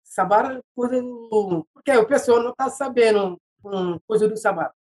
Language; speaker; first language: Portuguese; non-native, fluent; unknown